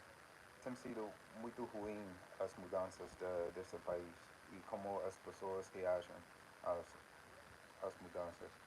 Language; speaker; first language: Portuguese; non-native, fluent; English